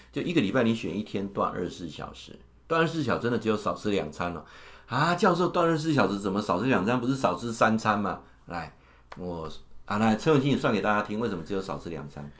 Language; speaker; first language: Chinese; native; Chinese